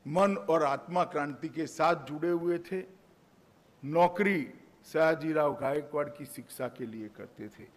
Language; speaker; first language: Hindi; non-native, local second language; Gujarati